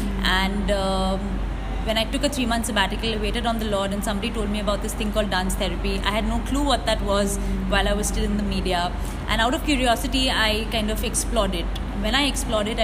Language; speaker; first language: English; non-native, local second language; Bangla